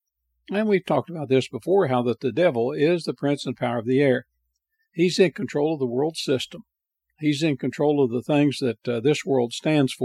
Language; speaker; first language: English; native; English